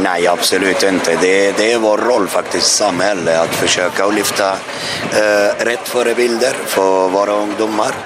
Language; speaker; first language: Swedish; non-native, fluent; Arabic